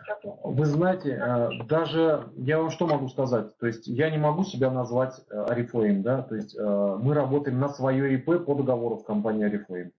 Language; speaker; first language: Russian; native; Russian